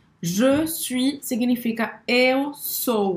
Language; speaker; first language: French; non-native, fluent; Portuguese